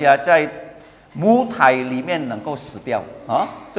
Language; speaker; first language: Chinese; early bilingual, heritage; Chinese